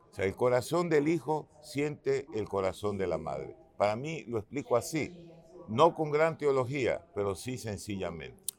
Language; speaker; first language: Spanish; native; Spanish